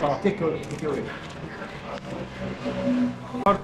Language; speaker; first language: Turkish; non-native, learner; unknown